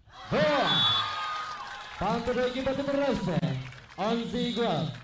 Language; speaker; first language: Portuguese; non-native, local second language; Tetum